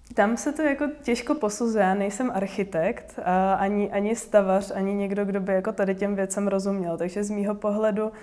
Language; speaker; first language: Czech; native; Czech